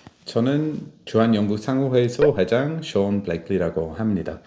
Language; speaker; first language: Korean; non-native, fluent; English